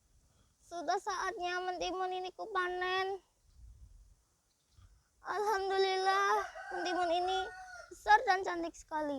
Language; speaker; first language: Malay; non-native, local second language; Javanese